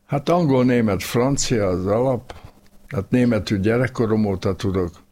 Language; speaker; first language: Hungarian; native; Hungarian